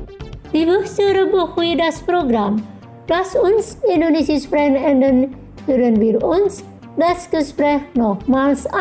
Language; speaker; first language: German; non-native, fluent; Indonesian